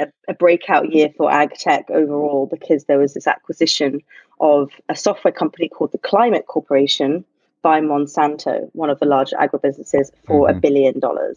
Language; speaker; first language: English; native; English